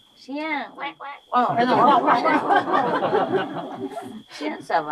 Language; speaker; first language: French; non-native, learner; Vietnamese